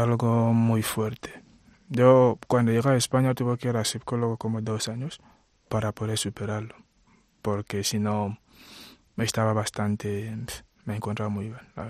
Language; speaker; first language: Spanish; non-native, fluent; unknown